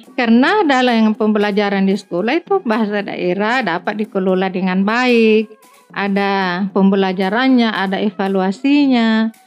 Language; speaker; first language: Indonesian; non-native, local second language; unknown